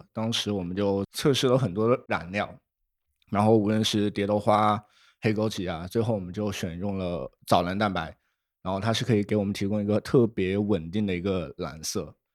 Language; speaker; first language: Chinese; native; Chinese